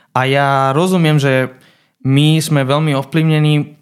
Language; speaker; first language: Slovak; non-native, fluent; Spanish